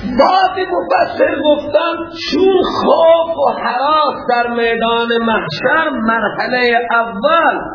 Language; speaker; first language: Persian; non-native, local second language; Baluchi